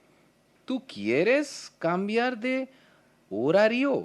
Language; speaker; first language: Spanish; non-native, learner; Hindi